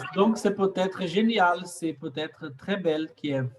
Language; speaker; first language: French; non-native, learner; Portuguese